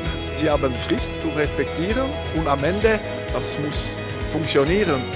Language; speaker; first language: German; non-native, local second language; French